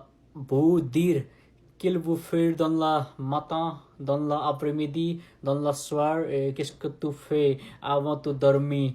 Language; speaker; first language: French; non-native, learner; Nepali